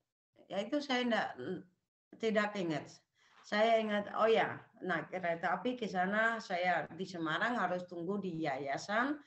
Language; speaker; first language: Indonesian; non-native, local second language; Javanese